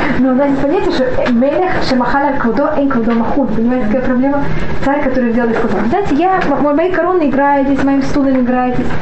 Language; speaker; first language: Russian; early bilingual, heritage; Russian